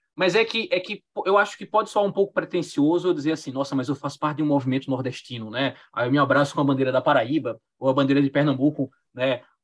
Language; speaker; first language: Portuguese; native; Portuguese